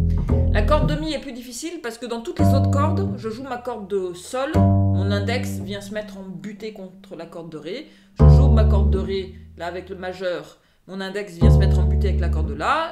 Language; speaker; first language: French; native; French